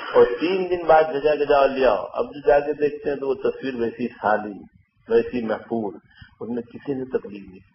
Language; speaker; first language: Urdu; native; Urdu